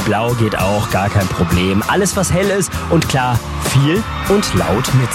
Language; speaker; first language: German; native; German